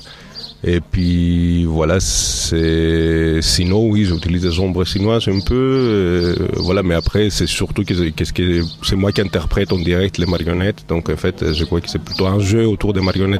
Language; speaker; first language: French; native; French